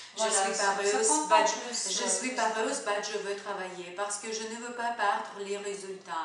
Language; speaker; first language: French; non-native, learner; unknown